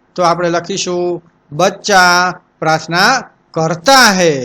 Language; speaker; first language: Hindi; non-native, local second language; Gujarati